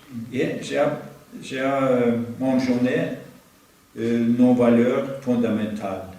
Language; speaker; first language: French; non-native, fluent; Norwegian